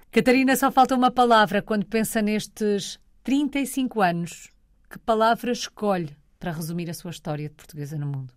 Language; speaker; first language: Portuguese; native; Portuguese